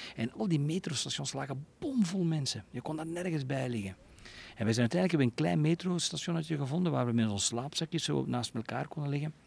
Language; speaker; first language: Dutch; native; Dutch